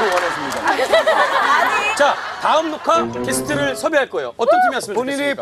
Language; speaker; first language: Korean; native; Korean